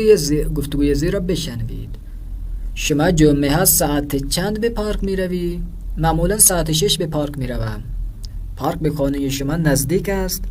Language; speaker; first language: Persian; non-native, fluent; Urdu